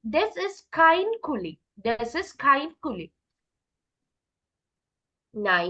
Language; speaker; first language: German; non-native, fluent; Malayalam